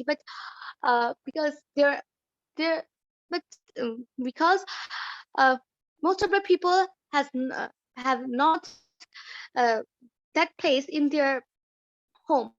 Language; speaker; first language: English; non-native, learner; Bangla